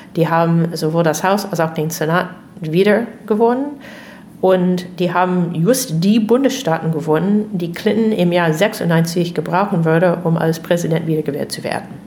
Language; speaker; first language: German; non-native, fluent; English